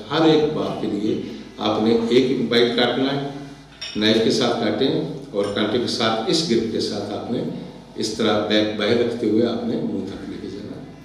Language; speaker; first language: Urdu; non-native, local second language; Pahari-Potwari